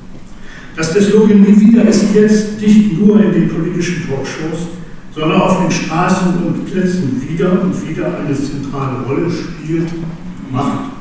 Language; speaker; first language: German; native; German